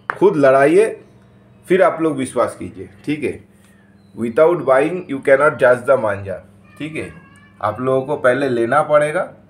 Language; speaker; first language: Hindi; non-native, local second language; Bangla